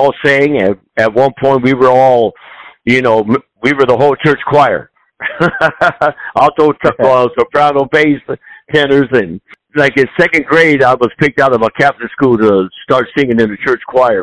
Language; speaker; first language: English; native; English